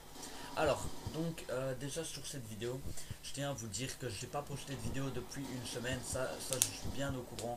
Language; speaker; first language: French; native; French